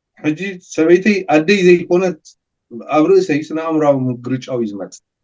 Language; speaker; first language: Tigrinya; native; Tigrinya